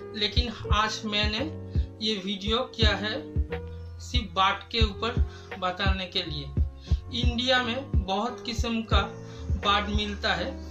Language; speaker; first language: Hindi; non-native, local second language; Bangla